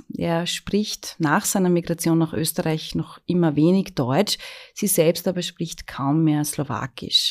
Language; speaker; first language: German; native; German